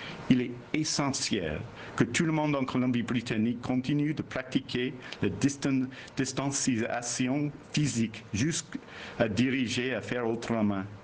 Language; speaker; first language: French; non-native, fluent; English